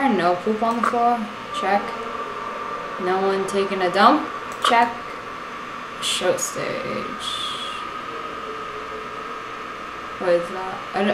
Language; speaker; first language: English; native; English